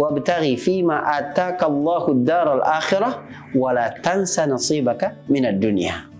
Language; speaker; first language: Indonesian; native; Indonesian